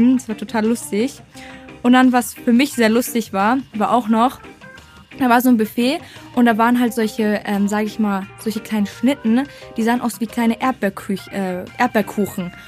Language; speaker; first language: German; native; German